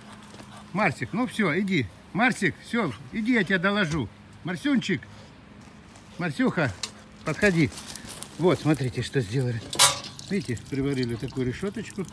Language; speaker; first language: Russian; native; Russian